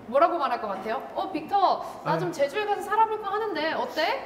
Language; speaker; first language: Korean; native; Korean